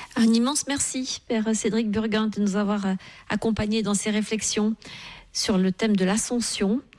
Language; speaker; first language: French; native; French